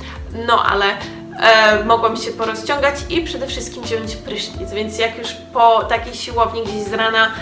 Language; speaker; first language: Polish; native; Polish